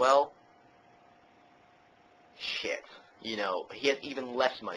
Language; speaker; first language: English; native; English